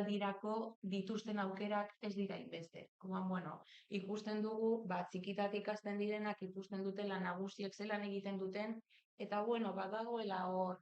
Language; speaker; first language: Basque; native; Basque